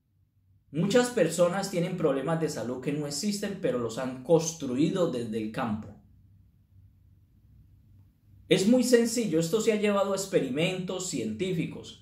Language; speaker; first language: Spanish; native; Spanish